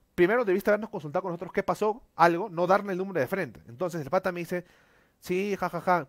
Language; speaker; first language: Spanish; native; Spanish